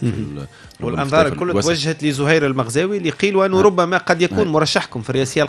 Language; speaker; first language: Arabic; native; Arabic